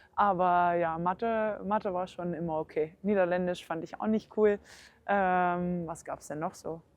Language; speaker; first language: German; early bilingual, heritage; German